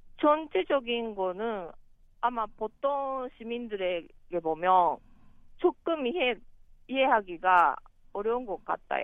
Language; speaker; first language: Korean; non-native, learner; Japanese